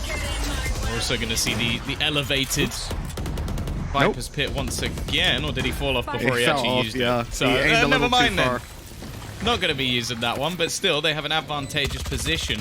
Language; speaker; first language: English; native; English